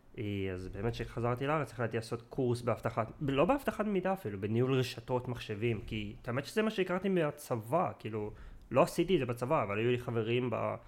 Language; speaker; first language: Hebrew; native; Hebrew